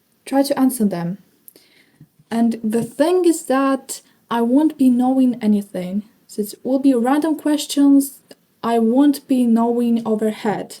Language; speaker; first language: English; non-native, fluent; Ukrainian